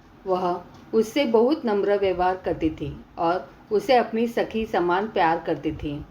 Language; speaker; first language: Hindi; native; Hindi